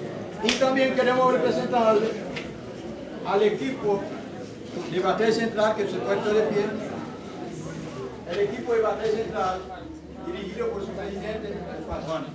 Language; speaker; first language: Spanish; non-native, fluent; Haitian Creole